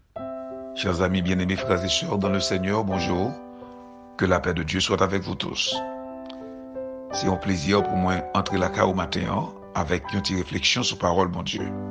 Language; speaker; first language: French; non-native, local second language; Haitian Creole